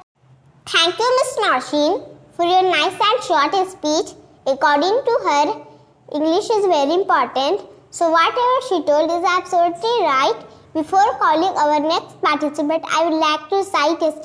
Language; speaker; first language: English; non-native, learner; Hindi